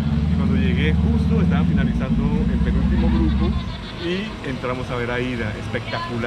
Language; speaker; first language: Spanish; native; Spanish